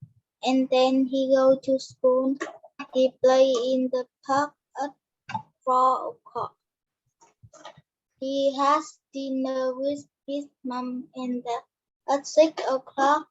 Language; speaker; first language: English; non-native, learner; Vietnamese